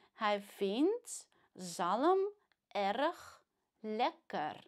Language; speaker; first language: Dutch; non-native, fluent; Russian